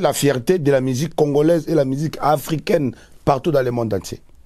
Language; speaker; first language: French; non-native, local second language; Lingala